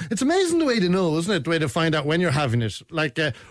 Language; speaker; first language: English; native; English